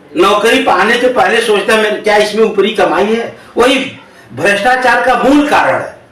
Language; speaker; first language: Hindi; native; Hindi